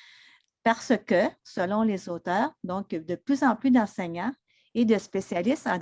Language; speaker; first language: French; native; French